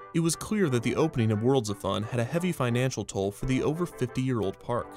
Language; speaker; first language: English; native; English